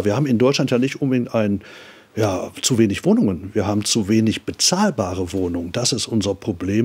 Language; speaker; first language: German; native; German